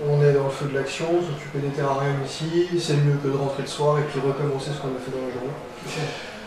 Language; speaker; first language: French; native; French